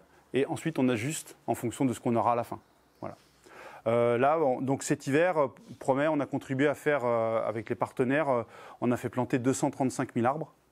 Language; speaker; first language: French; native; French